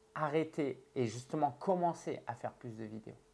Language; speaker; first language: French; early bilingual, other home language; Chinese